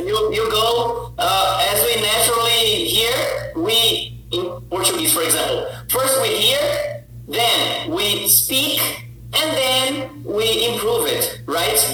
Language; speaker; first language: English; non-native, fluent; Portuguese